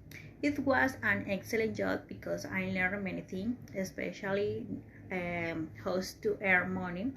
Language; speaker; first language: English; non-native, learner; Spanish